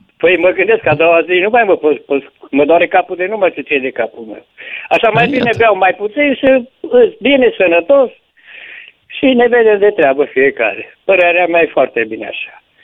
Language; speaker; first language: Romanian; native; Romanian